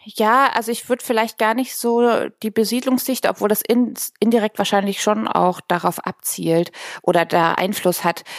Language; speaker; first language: German; native; German